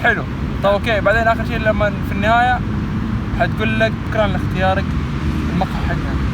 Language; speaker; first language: Arabic; native; Arabic